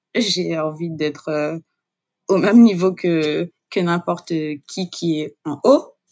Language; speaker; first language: French; native; French